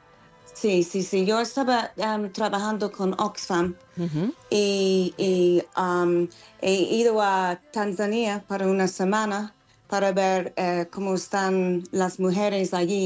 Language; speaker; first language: Spanish; non-native, fluent; English